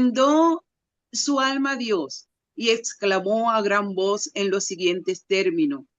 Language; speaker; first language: Spanish; native; Spanish